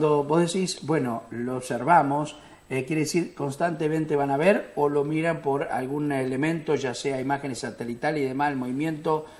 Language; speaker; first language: Spanish; native; Spanish